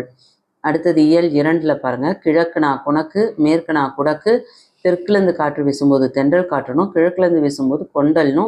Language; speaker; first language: Tamil; native; Tamil